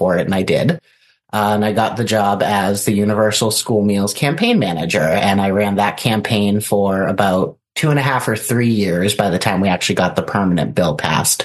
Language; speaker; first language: English; native; English